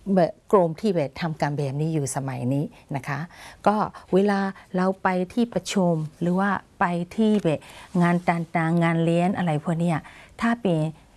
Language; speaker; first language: Thai; non-native, fluent; Burmese